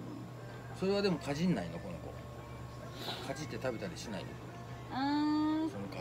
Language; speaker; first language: Japanese; native; Japanese